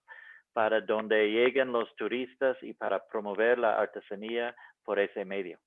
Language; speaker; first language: Spanish; non-native, fluent; English